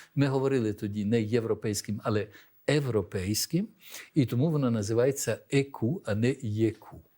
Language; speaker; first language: Ukrainian; early bilingual, heritage; Ukrainian